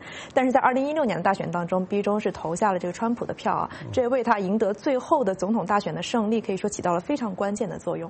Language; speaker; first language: Chinese; native; Chinese